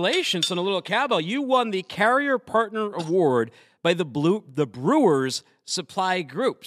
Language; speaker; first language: English; native; English